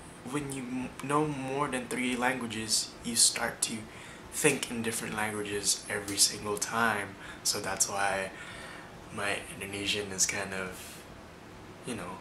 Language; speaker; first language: English; early bilingual, other home language; Indonesian